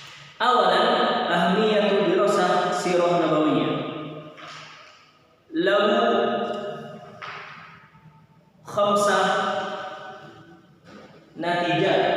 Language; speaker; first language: Arabic; non-native, fluent; Indonesian